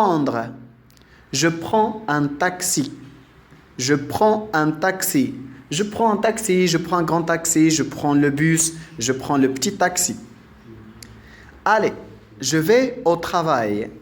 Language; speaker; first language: French; non-native, local second language; Arabic